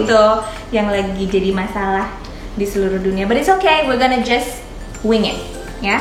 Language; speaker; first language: Indonesian; native; Indonesian